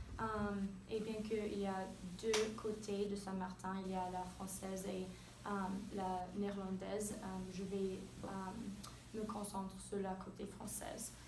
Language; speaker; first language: French; non-native, learner; English